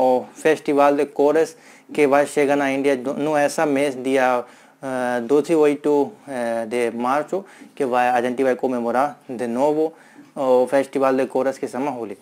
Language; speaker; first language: Portuguese; non-native, learner; Hindi